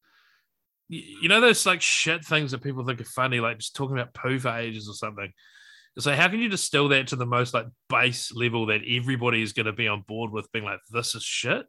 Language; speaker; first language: English; native; English